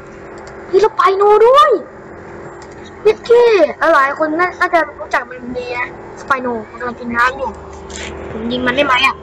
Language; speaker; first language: Thai; native; Thai